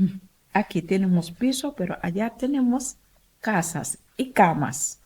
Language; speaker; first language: Spanish; non-native, learner; Wolof